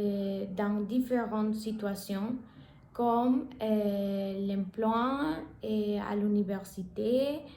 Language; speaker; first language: French; non-native, learner; Spanish